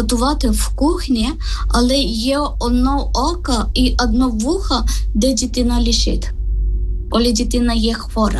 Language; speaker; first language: Ukrainian; non-native, learner; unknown